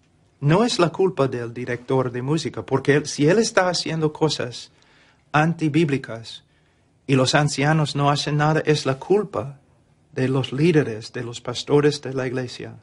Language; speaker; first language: Spanish; non-native, fluent; English